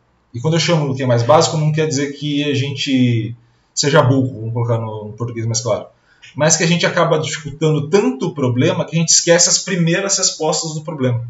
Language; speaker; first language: Portuguese; native; Portuguese